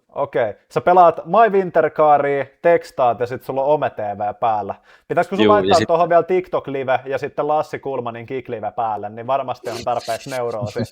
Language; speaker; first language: Finnish; native; Finnish